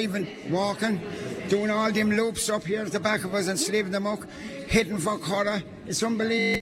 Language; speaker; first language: English; native; English